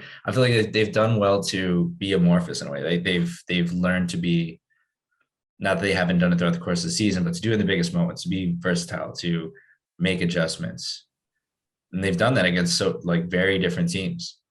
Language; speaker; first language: English; native; English